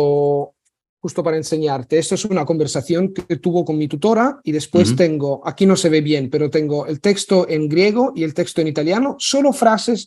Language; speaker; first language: Spanish; non-native, fluent; Italian